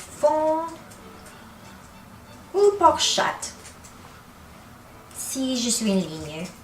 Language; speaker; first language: French; non-native, learner; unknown